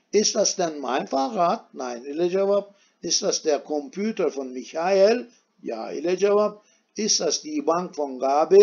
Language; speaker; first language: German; non-native, fluent; Turkish